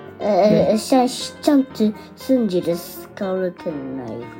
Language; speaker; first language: Chinese; early bilingual, heritage; Chinese